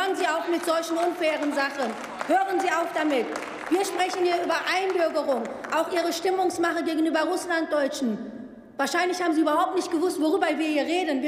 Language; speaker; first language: German; early bilingual, other home language; Turkish